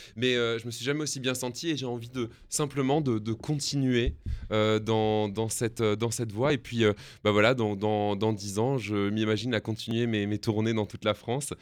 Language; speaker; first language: French; native; French